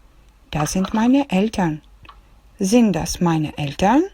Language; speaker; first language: German; non-native, fluent; Russian